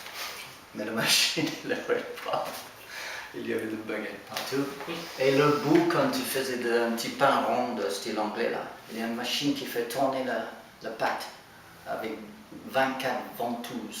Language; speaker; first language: French; non-native, fluent; English